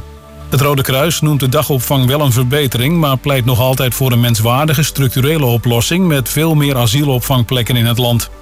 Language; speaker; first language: Dutch; native; Dutch